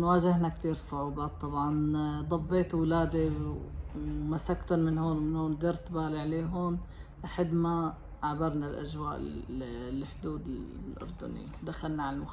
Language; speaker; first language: Arabic; native; Arabic